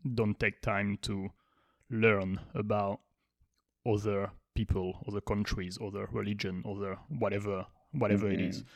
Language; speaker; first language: English; non-native, fluent; Spanish